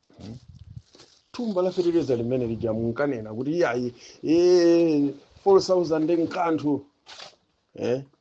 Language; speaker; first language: Nyanja; non-native, local second language; Tumbuka